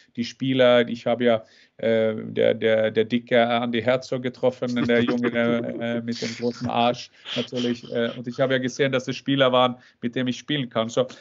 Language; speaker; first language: German; non-native, fluent; Norwegian